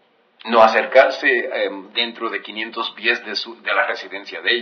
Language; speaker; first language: Spanish; native; Spanish